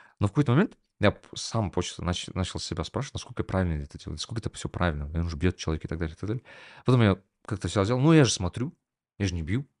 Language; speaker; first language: Russian; non-native, local second language; Kazakh